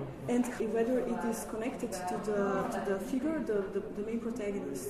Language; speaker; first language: English; non-native, fluent; Slovenian